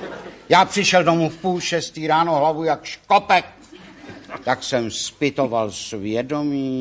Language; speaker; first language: Czech; native; Czech